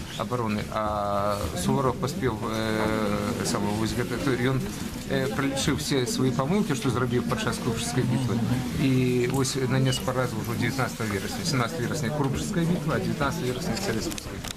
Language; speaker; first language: Belarusian; native; Belarusian